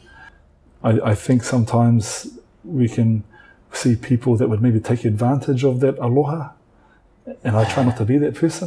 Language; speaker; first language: English; native; English